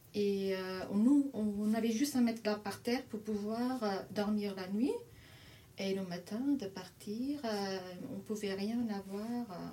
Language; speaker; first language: French; non-native, fluent; Portuguese